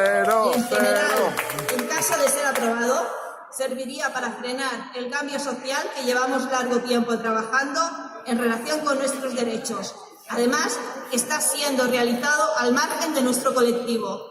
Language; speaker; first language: Spanish; native; Spanish